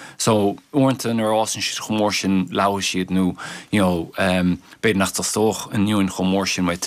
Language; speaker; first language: Irish; native; Irish